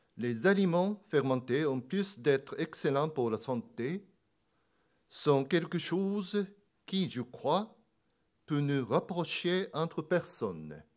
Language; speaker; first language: French; non-native, fluent; Japanese